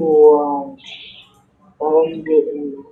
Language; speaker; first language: English; non-native, learner; Bangla